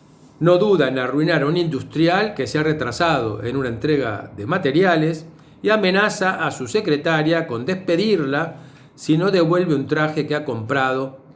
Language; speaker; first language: Spanish; native; Spanish